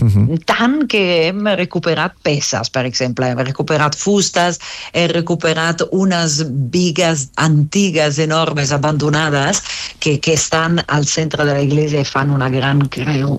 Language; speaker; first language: Catalan; non-native, fluent; Italian